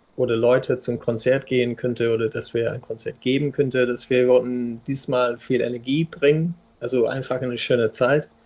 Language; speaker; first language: German; non-native, fluent; English